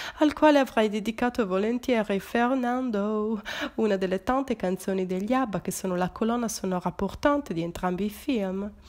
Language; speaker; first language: Italian; native; Italian